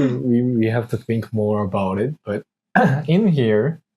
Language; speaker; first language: English; non-native, learner; Korean